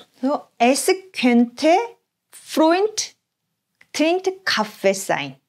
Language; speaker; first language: German; non-native, fluent; Korean